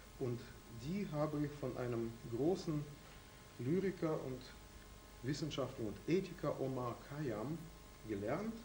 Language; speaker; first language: German; non-native, fluent; Russian